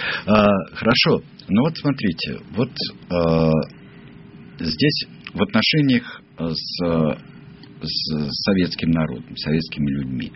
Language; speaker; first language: Russian; native; Russian